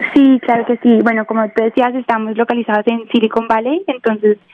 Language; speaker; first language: Spanish; native; Spanish